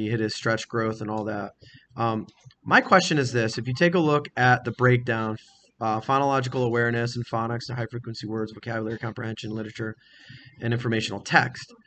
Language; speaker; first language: English; native; English